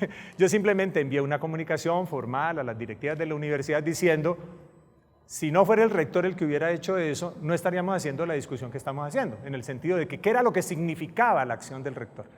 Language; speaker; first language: Spanish; native; Spanish